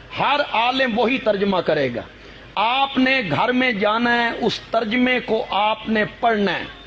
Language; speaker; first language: Urdu; non-native, local second language; Punjabi